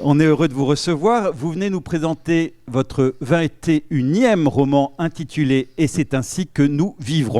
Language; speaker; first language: French; native; French